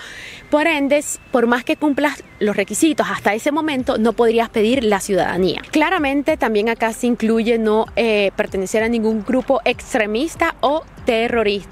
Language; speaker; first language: Spanish; native; Spanish